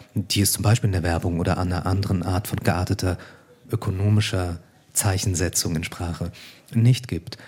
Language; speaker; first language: German; native; German